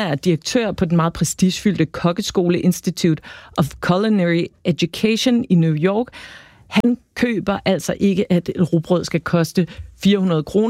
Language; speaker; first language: Danish; native; Danish